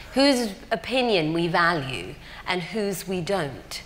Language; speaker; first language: English; native; English